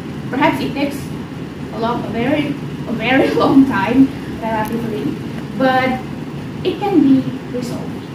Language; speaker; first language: English; non-native, fluent; Indonesian